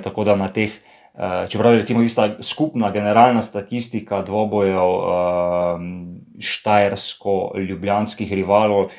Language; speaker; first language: Slovenian; native; Slovenian